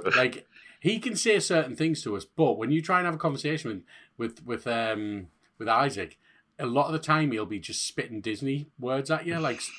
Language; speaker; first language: English; native; English